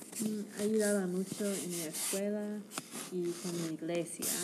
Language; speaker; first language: Spanish; non-native, learner; English